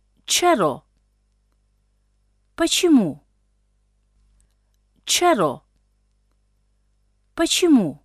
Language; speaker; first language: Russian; non-native, local second language; Tajik